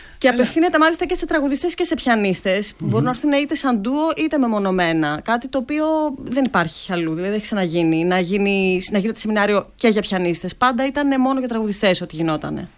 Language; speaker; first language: Greek; native; Greek